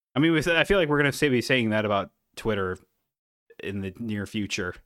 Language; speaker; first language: English; native; English